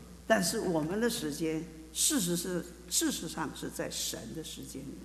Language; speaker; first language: Chinese; native; Chinese